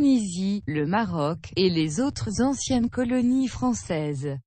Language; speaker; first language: French; non-native, learner; Russian